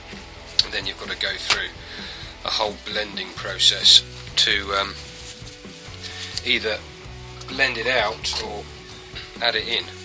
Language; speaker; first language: English; native; English